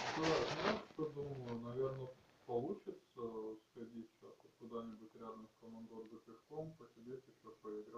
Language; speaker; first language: Russian; native; Russian